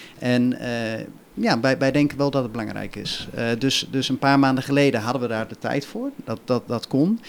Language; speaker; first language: Dutch; native; Dutch